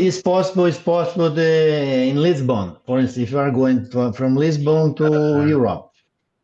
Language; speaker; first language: English; non-native, learner; Portuguese